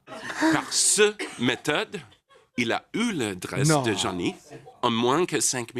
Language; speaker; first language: French; non-native, learner; English